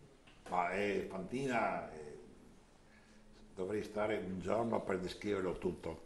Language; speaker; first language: Italian; native; Italian